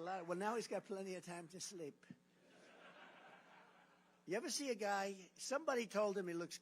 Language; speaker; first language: English; native; English